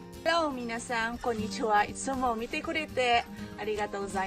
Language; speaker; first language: Japanese; non-native, learner; Filipino